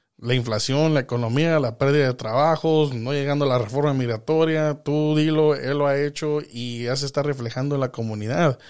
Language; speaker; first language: Spanish; early bilingual, heritage; Spanish